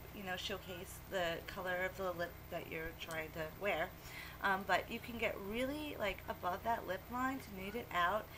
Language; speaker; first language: English; native; English